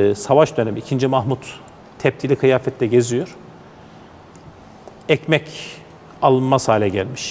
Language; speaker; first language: Turkish; native; Turkish